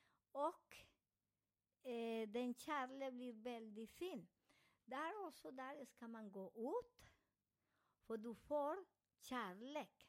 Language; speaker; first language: Swedish; non-native, fluent; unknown